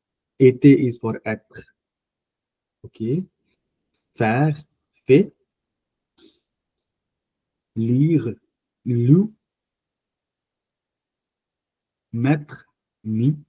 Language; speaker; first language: French; non-native, fluent; Punjabi